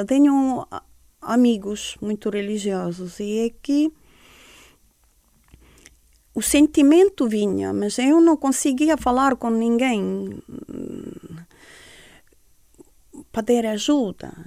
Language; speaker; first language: Portuguese; non-native, fluent; Estonian